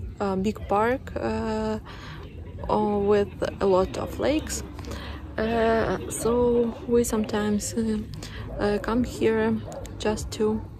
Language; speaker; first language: English; non-native, fluent; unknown